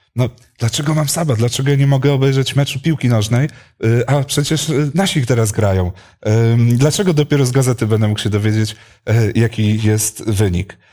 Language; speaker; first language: Polish; native; Polish